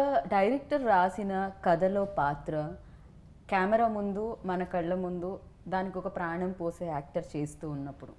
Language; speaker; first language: Telugu; native; Telugu